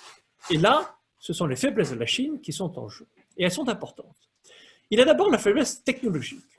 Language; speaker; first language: French; native; French